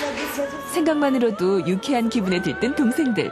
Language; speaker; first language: Korean; native; Korean